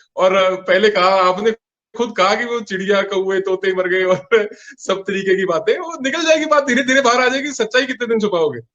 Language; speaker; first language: Hindi; non-native, local second language; Punjabi